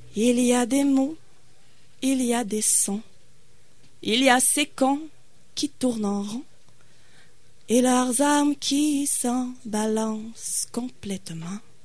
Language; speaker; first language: French; native; French